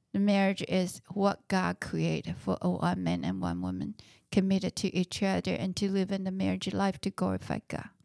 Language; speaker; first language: English; non-native, fluent; Chinese